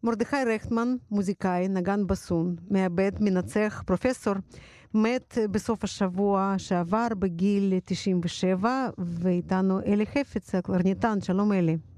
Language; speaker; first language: Hebrew; non-native, fluent; Russian